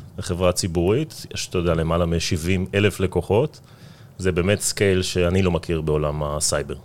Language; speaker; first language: Hebrew; native; Hebrew